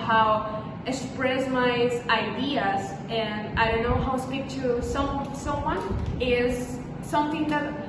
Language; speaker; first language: English; non-native, learner; Spanish